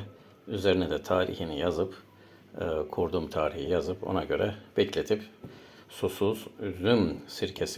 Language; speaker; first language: Turkish; native; Turkish